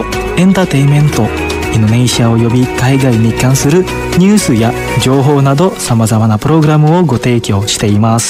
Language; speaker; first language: Japanese; non-native, fluent; Indonesian